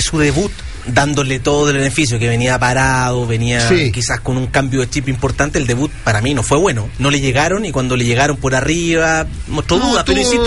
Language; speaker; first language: Spanish; native; Spanish